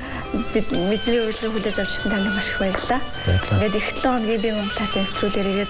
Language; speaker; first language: Mongolian; native; Mongolian